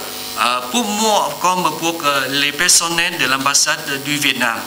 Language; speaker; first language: French; non-native, learner; Vietnamese